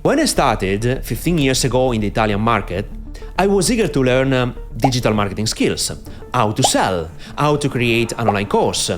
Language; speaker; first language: English; non-native, fluent; Italian